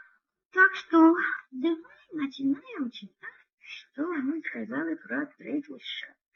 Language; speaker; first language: Russian; non-native, learner; English